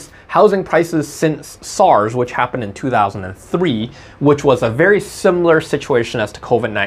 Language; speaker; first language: English; non-native, local second language; Cantonese